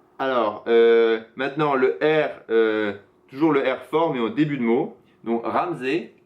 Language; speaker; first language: French; native; French